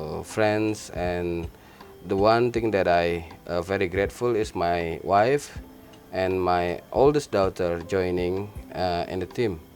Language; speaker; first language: English; non-native, learner; Indonesian